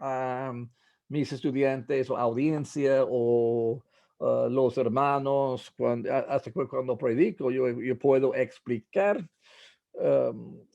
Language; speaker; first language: Spanish; non-native, fluent; English